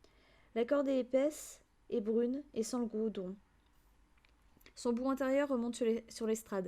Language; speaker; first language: French; native; French